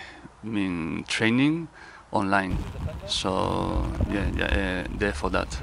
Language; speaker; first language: Danish; non-native, learner; Spanish